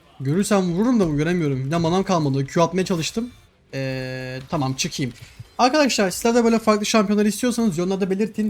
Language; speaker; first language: Turkish; native; Turkish